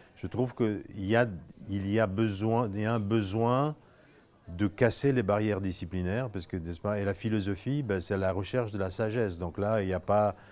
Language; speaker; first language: French; non-native, fluent; Polish